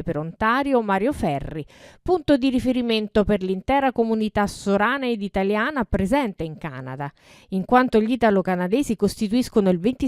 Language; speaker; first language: Italian; native; Italian